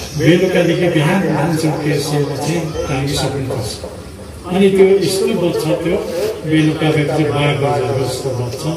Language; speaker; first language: Nepali; non-native, local second language; Limbu